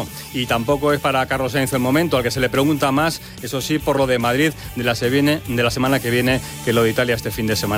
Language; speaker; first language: Spanish; native; Spanish